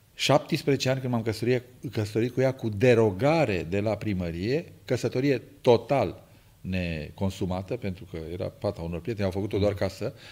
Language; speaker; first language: Romanian; native; Romanian